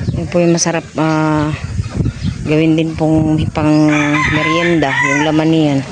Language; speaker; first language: Filipino; native; Filipino